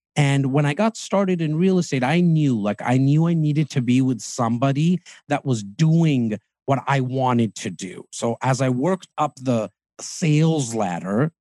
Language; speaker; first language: English; early bilingual, other home language; Hindi